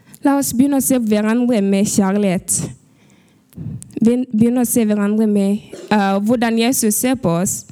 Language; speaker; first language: Norwegian; early bilingual, other home language; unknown